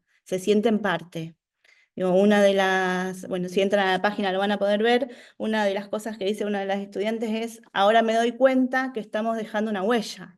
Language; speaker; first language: Spanish; native; Spanish